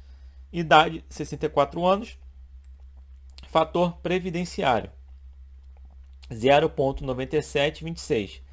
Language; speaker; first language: Portuguese; native; Portuguese